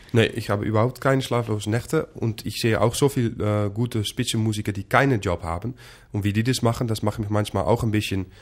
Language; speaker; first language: German; non-native, fluent; Dutch